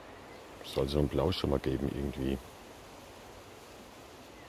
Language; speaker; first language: German; native; German